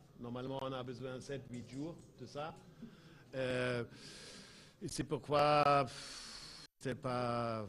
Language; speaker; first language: French; non-native, fluent; German